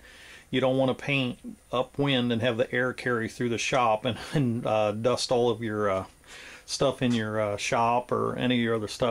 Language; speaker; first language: English; native; English